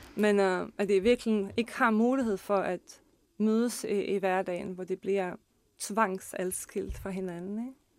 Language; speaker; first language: Danish; non-native, fluent; Bosnian